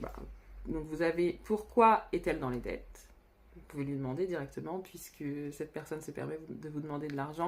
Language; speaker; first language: French; native; French